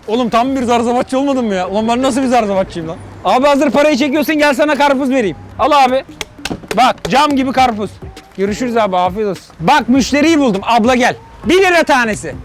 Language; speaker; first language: Turkish; native; Turkish